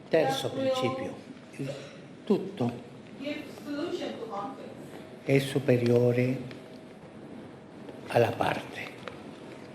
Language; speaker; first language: Italian; non-native, fluent; Spanish